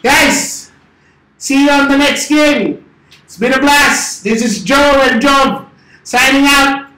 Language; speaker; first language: English; non-native, local second language; Filipino